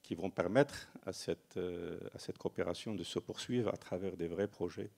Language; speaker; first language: French; non-native, local second language; Arabic